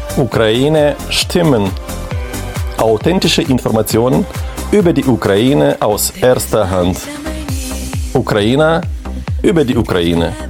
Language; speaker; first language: German; non-native, fluent; Ukrainian